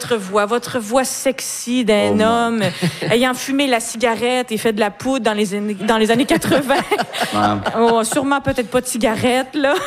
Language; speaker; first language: French; native; French